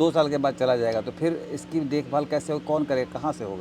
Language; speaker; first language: Hindi; native; Hindi